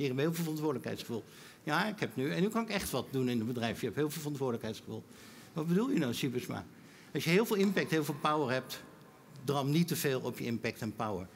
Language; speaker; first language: Dutch; native; Dutch